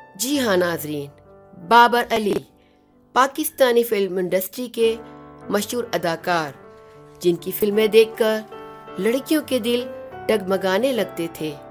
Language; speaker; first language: Urdu; native; Urdu